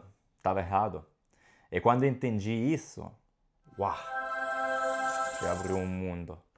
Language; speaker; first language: Portuguese; non-native, fluent; Italian